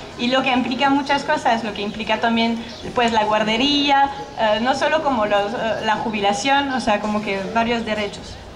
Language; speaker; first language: Spanish; non-native, fluent; French